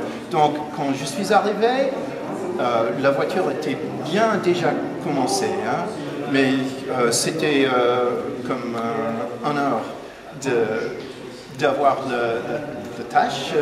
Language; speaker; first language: French; non-native, fluent; English